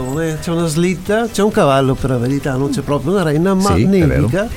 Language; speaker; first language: Italian; native; Italian